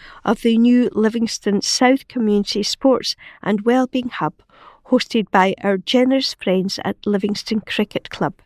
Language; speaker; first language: English; native; English